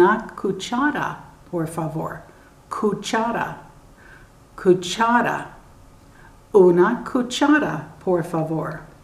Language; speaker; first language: Spanish; non-native, learner; English